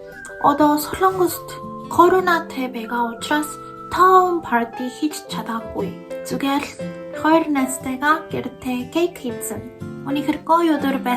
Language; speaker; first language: Mongolian; non-native, learner; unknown